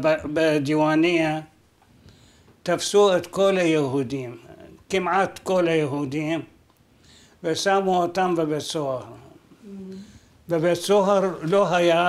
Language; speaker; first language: Hebrew; non-native, fluent; Arabic